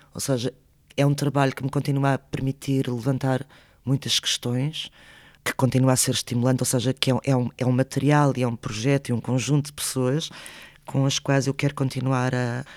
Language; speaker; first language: Portuguese; early bilingual, other home language; Spanish